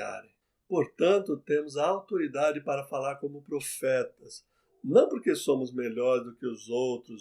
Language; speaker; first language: Portuguese; native; Portuguese